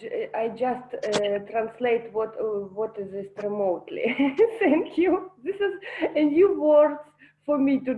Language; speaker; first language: English; non-native, learner; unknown